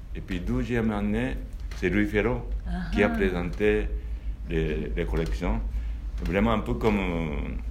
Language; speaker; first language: French; non-native, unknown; Japanese